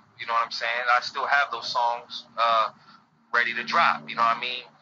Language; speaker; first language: English; native; English